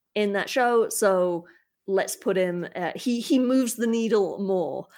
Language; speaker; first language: English; native; English